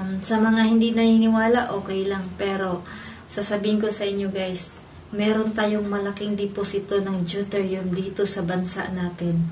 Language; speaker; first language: Filipino; non-native, local second language; Cebuano